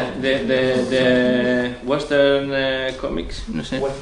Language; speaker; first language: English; non-native, learner; Spanish